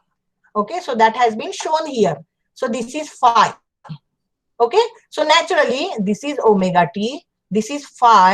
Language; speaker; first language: English; non-native, local second language; Marathi